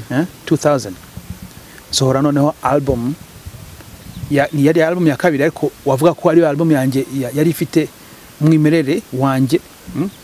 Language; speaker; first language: Kinyarwanda; early bilingual, heritage; Kinyarwanda